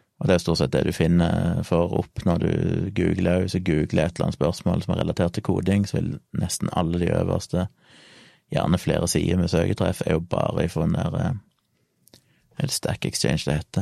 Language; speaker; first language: Norwegian; native; Norwegian